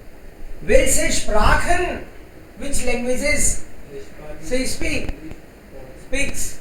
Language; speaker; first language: German; non-native, fluent; Hindi